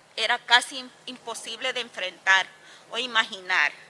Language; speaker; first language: Spanish; early bilingual, heritage; Spanish